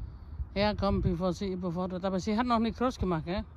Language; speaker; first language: German; non-native, learner; Indonesian